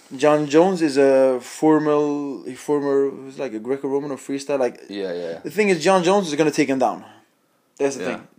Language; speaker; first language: English; non-native, fluent; Swedish